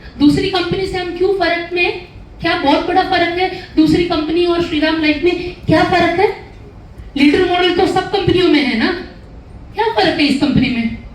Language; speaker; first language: Hindi; non-native, local second language; Malayalam